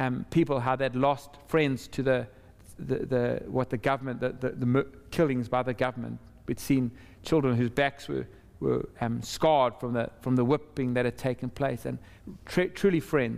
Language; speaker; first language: English; native; English